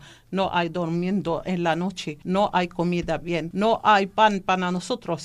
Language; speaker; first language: Spanish; non-native, learner; Arabic